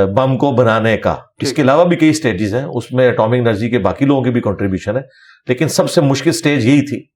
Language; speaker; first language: Urdu; non-native, local second language; Punjabi